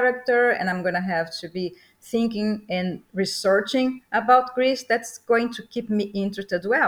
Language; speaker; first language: English; non-native, fluent; Portuguese